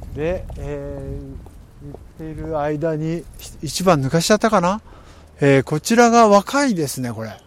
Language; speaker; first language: Japanese; non-native, fluent; Vietnamese